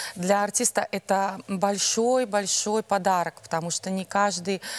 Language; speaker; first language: Russian; non-native, local second language; Belarusian